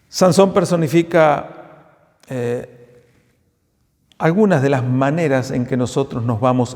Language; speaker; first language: Spanish; native; Spanish